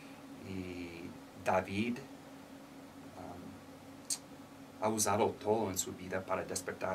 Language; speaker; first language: Spanish; non-native, learner; English